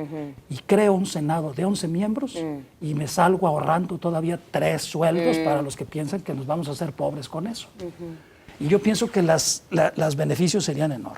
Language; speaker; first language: Spanish; native; Spanish